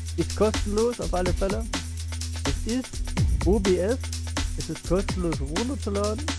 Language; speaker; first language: German; native; German